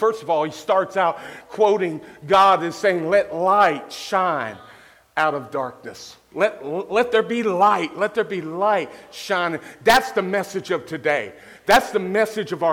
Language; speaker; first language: English; native; English